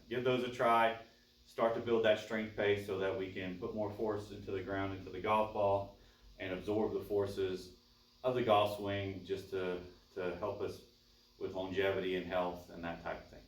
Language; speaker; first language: English; native; English